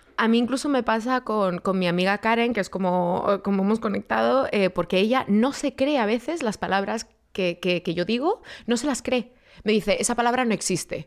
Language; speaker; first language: Spanish; native; Spanish